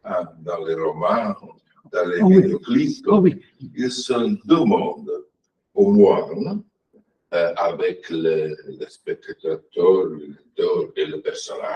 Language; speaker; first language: French; non-native, fluent; Italian